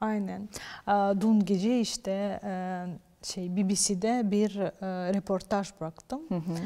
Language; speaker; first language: Turkish; non-native, fluent; Ukrainian